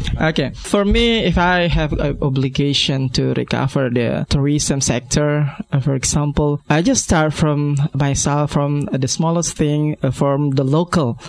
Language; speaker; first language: English; non-native, learner; Indonesian